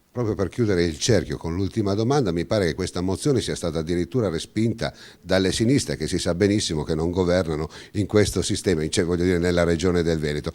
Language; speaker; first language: Italian; native; Italian